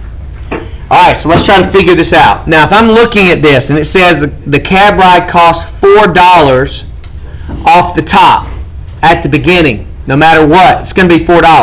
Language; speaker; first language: English; native; English